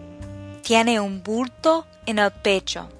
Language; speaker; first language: Spanish; non-native, fluent; English